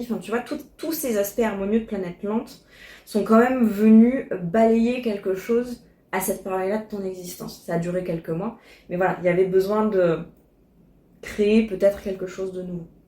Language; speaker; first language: French; native; French